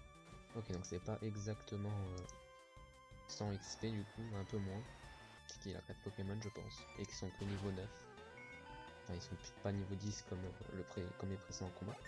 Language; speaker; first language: French; native; French